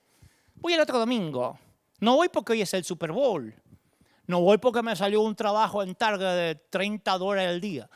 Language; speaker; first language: Spanish; native; Spanish